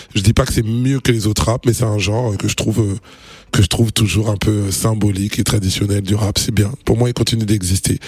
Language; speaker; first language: French; non-native, local second language; Lingala